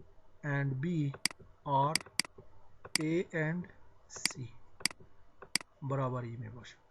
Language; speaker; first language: Persian; non-native, local second language; Pashto